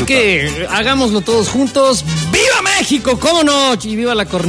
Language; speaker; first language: Spanish; native; Spanish